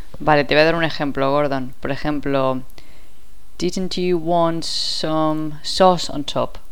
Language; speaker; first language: Spanish; native; Spanish